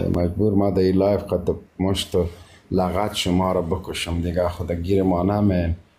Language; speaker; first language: Persian; non-native, local second language; Pashto